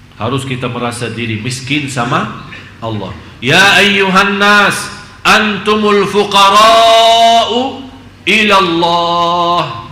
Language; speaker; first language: Indonesian; non-native, fluent; Arabic